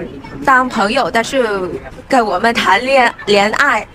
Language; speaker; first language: Chinese; non-native, learner; Vietnamese